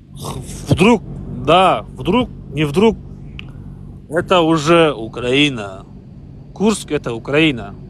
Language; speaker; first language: Russian; non-native, local second language; Kazakh